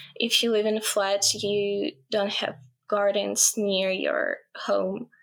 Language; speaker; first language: English; non-native, fluent; Ukrainian